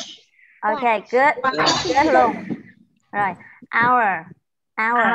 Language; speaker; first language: English; non-native, learner; Vietnamese